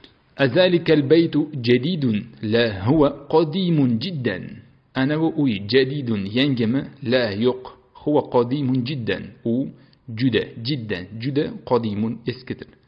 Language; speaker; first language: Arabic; non-native, fluent; Uzbek